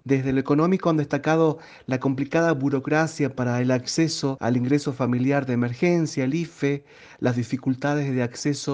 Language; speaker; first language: Spanish; native; Spanish